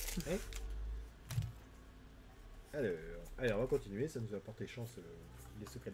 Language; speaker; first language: French; native; French